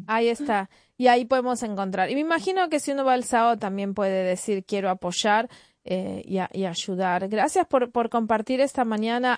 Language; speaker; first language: Spanish; native; Spanish